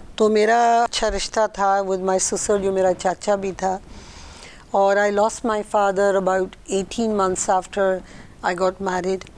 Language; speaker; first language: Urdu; early bilingual, heritage; Urdu